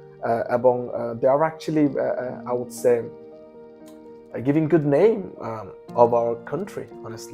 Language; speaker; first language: English; non-native, local second language; Bangla